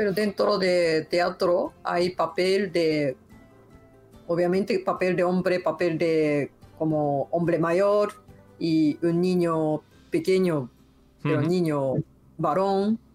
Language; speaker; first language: Spanish; non-native, learner; Japanese